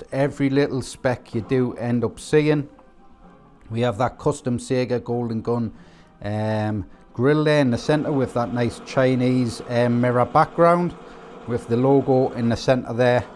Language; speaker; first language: English; native; English